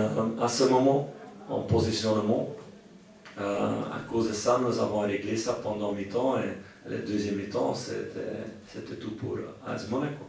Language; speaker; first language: French; non-native, local second language; Dutch